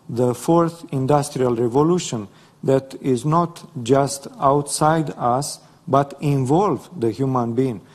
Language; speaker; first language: English; non-native, fluent; Romanian